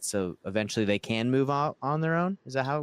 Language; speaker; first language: English; native; English